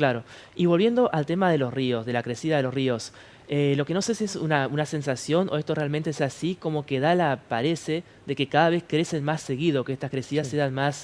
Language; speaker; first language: Spanish; native; Spanish